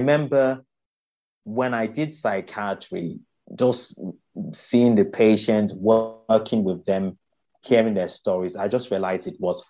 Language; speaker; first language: English; non-native, local second language; Yoruba